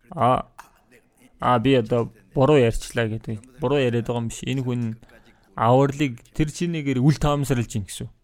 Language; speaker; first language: Mongolian; non-native, fluent; Korean